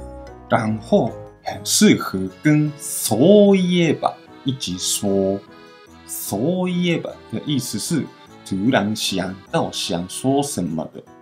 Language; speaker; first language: Chinese; non-native, fluent; Japanese